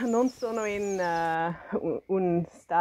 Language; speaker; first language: Italian; non-native, learner; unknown